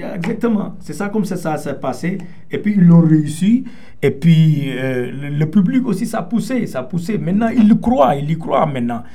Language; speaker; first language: French; non-native, local second language; Wolof